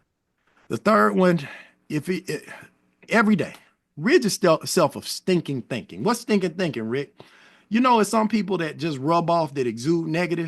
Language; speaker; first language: English; native; English